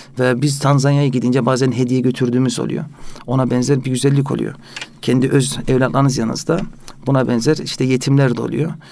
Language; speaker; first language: Turkish; early bilingual, heritage; Turkish